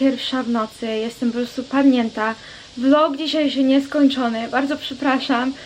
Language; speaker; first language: Polish; early bilingual, heritage; Polish